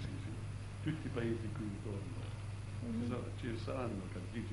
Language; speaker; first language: Italian; early bilingual, heritage; Italian